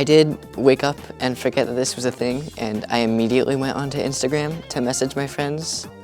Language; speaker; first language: English; native; English